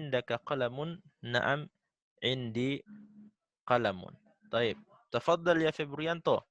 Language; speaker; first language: Arabic; non-native, fluent; Indonesian